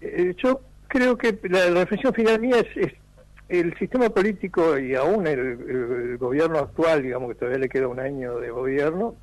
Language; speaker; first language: Spanish; native; Spanish